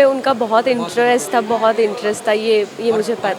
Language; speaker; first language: Hindi; non-native, local second language; Bangla